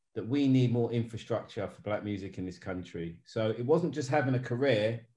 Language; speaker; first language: English; native; English